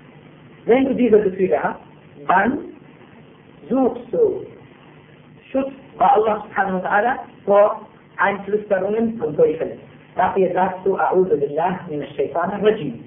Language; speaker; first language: German; non-native, fluent; Turkish